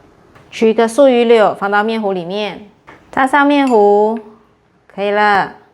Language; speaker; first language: Chinese; native; Chinese